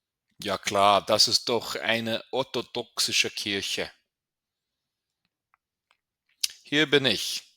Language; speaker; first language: German; non-native, fluent; English